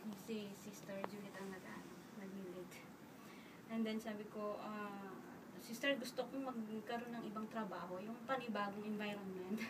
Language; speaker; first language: Filipino; native; Filipino